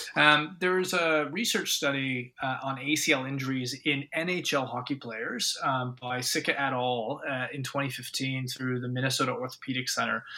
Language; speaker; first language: English; native; English